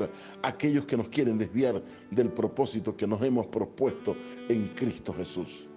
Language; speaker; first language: Spanish; native; Spanish